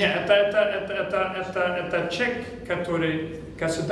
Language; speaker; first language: Russian; non-native, fluent; Swedish